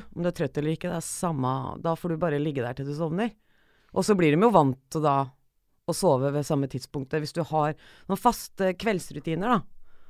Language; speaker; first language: Norwegian; native; Norwegian